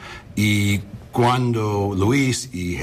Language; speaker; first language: Spanish; non-native, learner; English